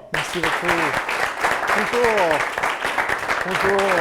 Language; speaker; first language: French; non-native, fluent; English